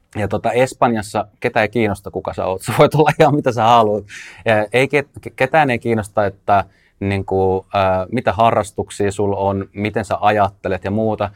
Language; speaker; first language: Finnish; early bilingual, other home language; Russian